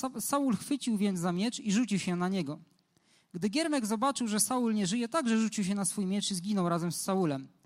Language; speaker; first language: Polish; native; Polish